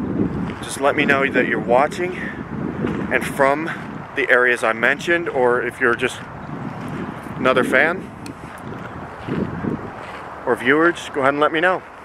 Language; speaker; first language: English; native; English